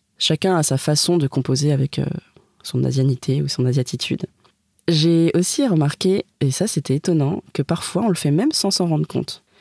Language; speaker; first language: French; native; French